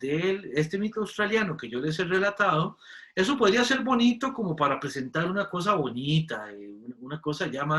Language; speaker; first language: Spanish; native; Spanish